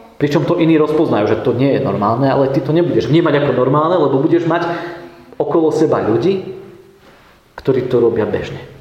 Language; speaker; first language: Slovak; native; Slovak